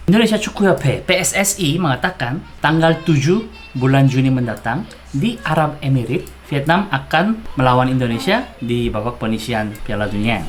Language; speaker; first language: Indonesian; non-native, fluent; Korean